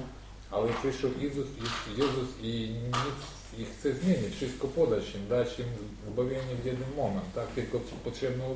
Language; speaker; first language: Polish; non-native, learner; Russian